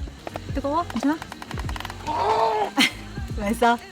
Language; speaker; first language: Korean; native; Korean